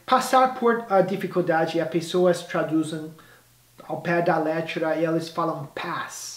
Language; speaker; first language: Portuguese; non-native, fluent; English